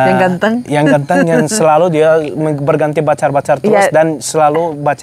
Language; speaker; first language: Indonesian; non-native, fluent; Arabic